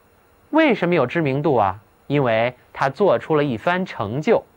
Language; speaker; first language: Chinese; native; Chinese